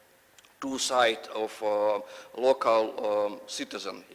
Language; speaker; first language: English; non-native, learner; Russian